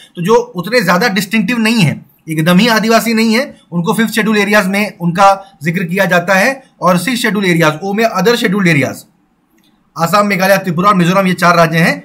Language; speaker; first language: Hindi; non-native, local second language; Maithili